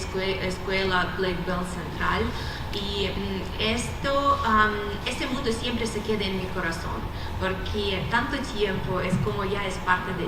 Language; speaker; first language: Spanish; non-native, fluent; Russian